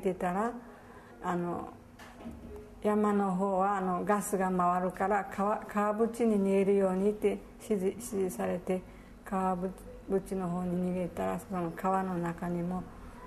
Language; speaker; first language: Japanese; native; Japanese